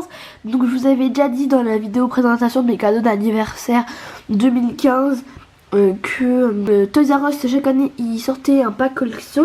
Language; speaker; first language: French; native; French